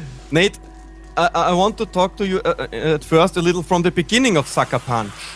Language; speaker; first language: English; non-native, fluent; German